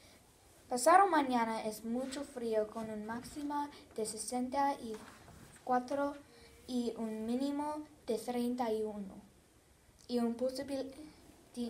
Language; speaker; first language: Spanish; non-native, learner; English